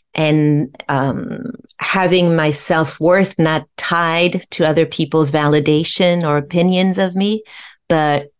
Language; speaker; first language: English; non-native, fluent; French